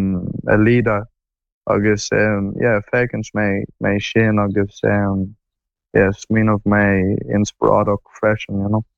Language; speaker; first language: Irish; non-native, learner; English